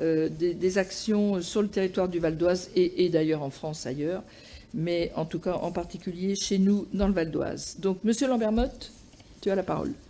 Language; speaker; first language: French; native; French